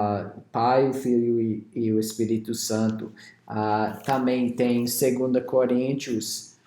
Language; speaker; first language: Portuguese; non-native, fluent; English